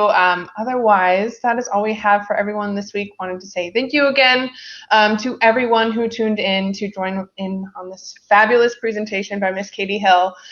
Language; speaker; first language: English; native; English